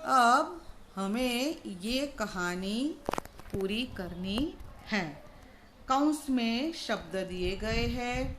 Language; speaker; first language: Hindi; non-native, local second language; Gujarati